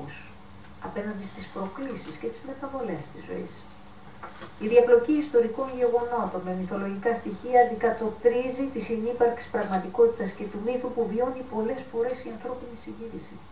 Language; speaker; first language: Greek; native; Greek